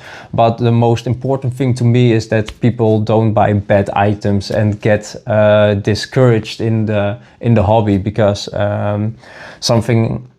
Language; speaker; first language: English; non-native, fluent; Dutch